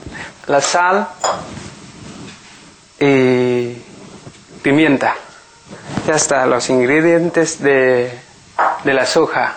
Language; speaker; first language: Spanish; non-native, learner; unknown